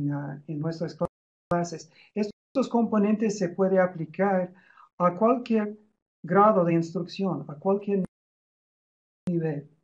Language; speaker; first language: Spanish; non-native, fluent; English